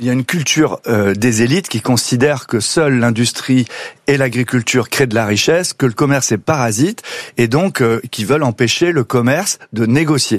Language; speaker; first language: French; native; French